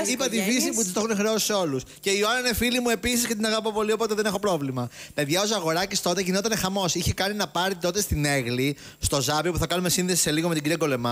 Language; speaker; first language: Greek; native; Greek